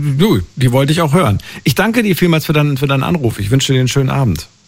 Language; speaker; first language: German; native; German